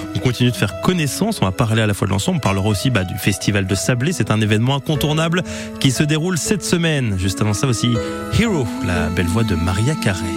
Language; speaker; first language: French; non-native, fluent; Spanish